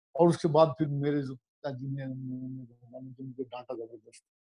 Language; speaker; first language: Hindi; native; Hindi